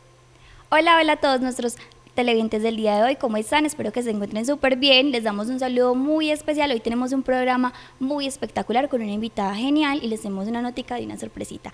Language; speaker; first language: Spanish; native; Spanish